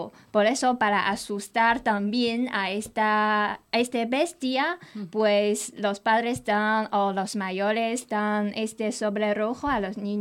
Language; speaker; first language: Spanish; non-native, fluent; Chinese